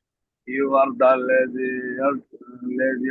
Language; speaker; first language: English; non-native, learner; Hindi